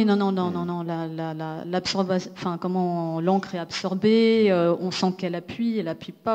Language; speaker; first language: French; native; French